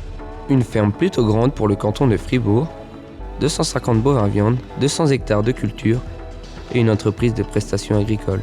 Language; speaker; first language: French; native; French